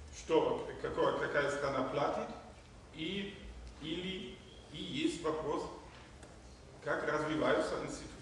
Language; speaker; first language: Russian; non-native, fluent; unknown